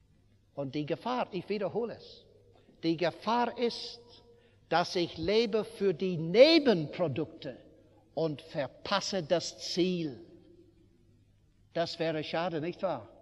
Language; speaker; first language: German; non-native, fluent; English